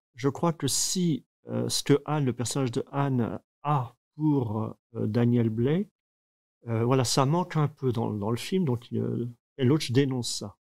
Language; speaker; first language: French; native; French